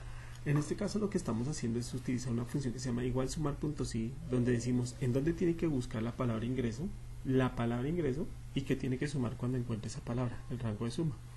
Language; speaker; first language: Spanish; native; Spanish